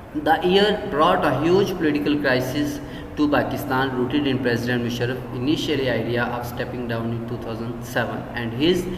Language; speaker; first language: English; non-native, local second language; Urdu